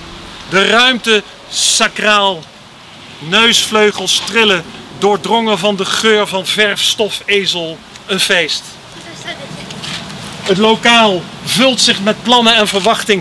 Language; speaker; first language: Dutch; native; Dutch